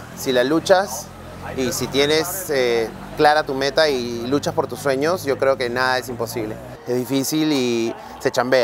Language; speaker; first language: Spanish; native; Spanish